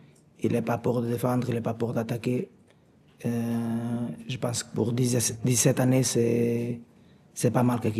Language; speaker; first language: French; non-native, learner; Portuguese